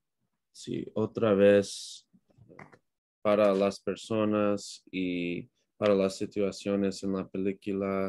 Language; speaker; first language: Spanish; non-native, learner; English